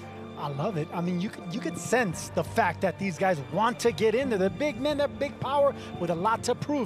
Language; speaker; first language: English; native; English